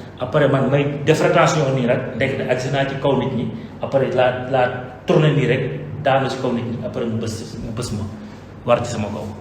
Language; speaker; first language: Wolof; native; Wolof